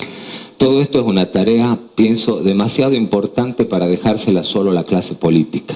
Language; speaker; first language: Spanish; native; Spanish